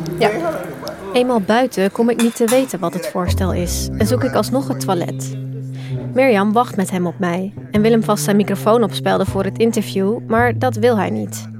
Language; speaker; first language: Dutch; native; Dutch